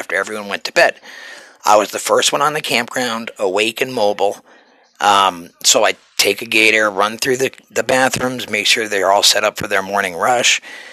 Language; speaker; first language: English; native; English